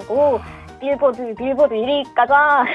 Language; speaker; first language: Korean; non-native, learner; Swedish